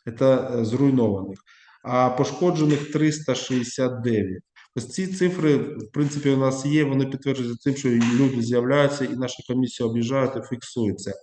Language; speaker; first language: Ukrainian; native; Ukrainian